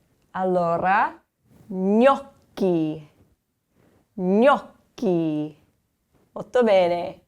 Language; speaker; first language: Italian; non-native, fluent; English